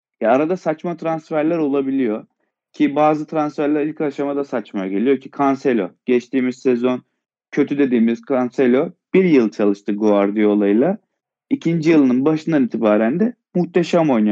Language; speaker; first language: Turkish; native; Turkish